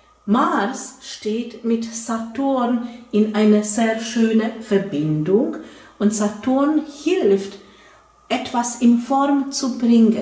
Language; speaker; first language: German; non-native, fluent; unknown